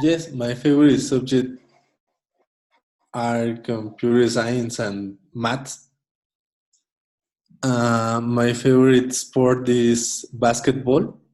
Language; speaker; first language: English; non-native, learner; Spanish